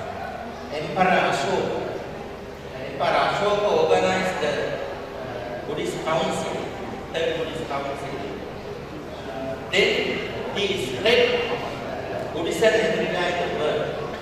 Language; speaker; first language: English; non-native, learner; Sinhala